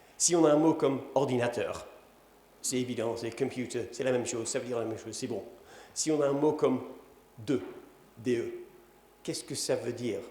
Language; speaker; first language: French; non-native, fluent; English